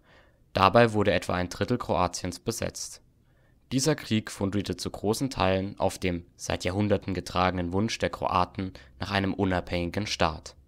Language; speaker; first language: German; native; German